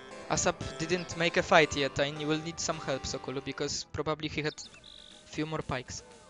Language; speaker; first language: English; non-native, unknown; Polish